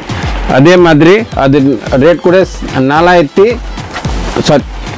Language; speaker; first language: Tamil; non-native, local second language; Hindi